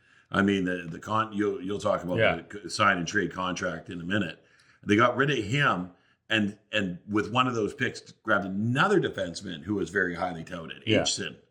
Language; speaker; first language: English; native; English